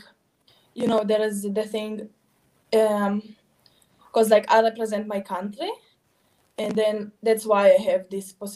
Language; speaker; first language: English; non-native, fluent; Hebrew